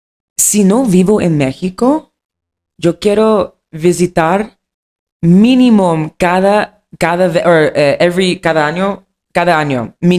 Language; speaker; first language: Spanish; non-native, learner; English